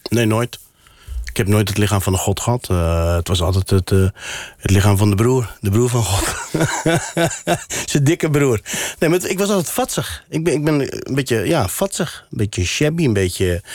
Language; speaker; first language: Dutch; non-native, local second language; Berber languages